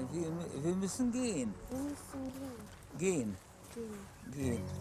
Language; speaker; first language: German; non-native, learner; Polish